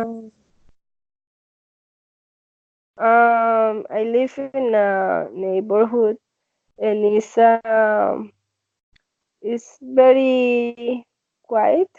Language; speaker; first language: English; non-native, learner; Spanish